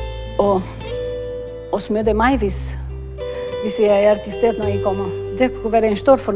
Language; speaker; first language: Danish; non-native, fluent; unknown